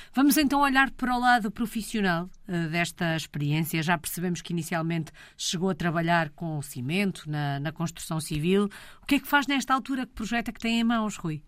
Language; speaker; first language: Portuguese; native; Portuguese